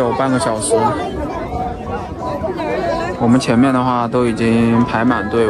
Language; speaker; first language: Chinese; native; Chinese